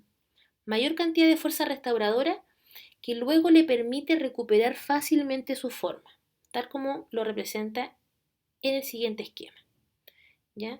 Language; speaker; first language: Spanish; native; Spanish